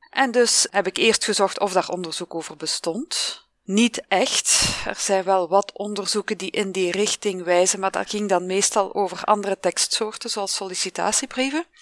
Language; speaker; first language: Dutch; native; Dutch